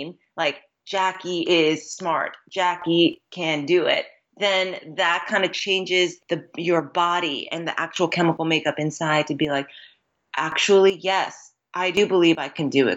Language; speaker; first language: English; native; English